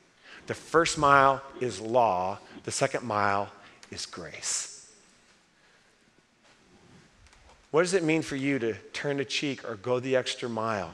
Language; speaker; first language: English; native; English